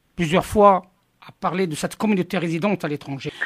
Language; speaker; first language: French; non-native, local second language; Arabic